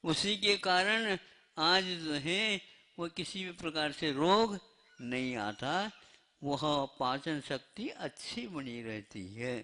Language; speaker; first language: Hindi; non-native, local second language; Kannada